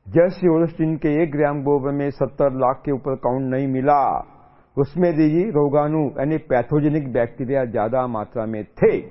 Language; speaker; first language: Hindi; non-native, local second language; Marathi